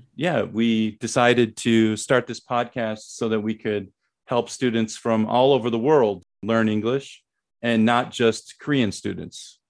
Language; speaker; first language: English; native; English